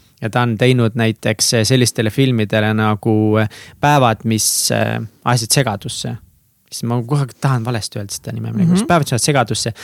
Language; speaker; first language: Estonian; native; Estonian